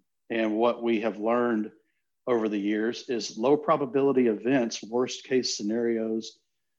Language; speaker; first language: English; native; English